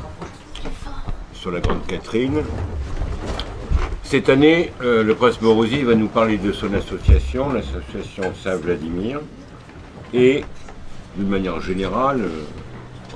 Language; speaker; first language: French; native; French